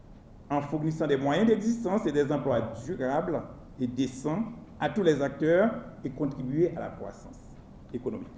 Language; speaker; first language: French; non-native, local second language; Haitian Creole